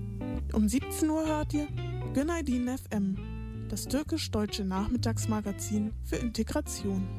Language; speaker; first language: German; native; German